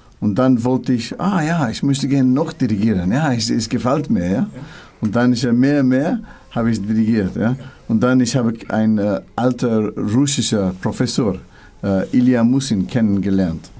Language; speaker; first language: German; non-native, learner; English